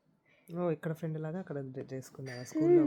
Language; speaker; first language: Telugu; native; Telugu